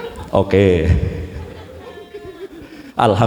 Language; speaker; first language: Indonesian; non-native, local second language; Javanese